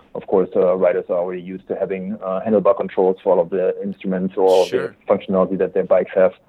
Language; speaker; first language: English; non-native, fluent; German